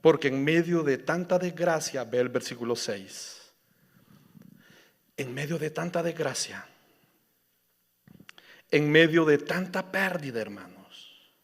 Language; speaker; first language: Spanish; native; Spanish